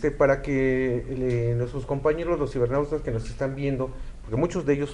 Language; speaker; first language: Spanish; native; Spanish